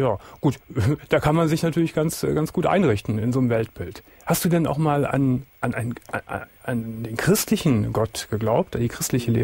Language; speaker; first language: German; native; German